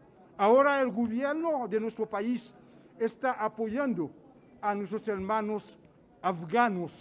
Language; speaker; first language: Spanish; non-native, fluent; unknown